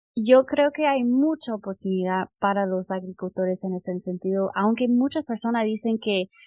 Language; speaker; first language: Spanish; non-native, fluent; English